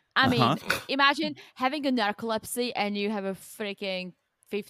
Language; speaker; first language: English; non-native, fluent; Czech